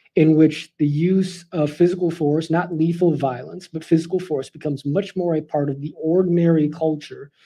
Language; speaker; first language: English; native; English